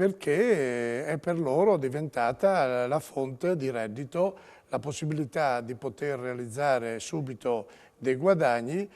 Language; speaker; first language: Italian; native; Italian